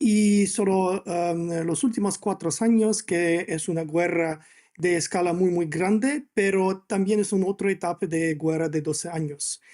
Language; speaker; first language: Spanish; non-native, fluent; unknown